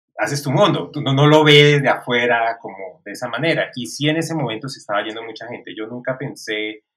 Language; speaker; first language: Spanish; native; Spanish